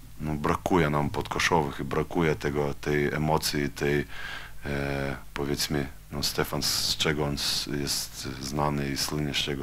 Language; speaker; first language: Polish; non-native, fluent; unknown